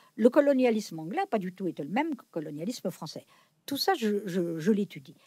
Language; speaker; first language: French; native; French